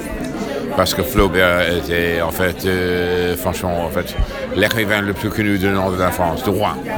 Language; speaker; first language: French; non-native, fluent; English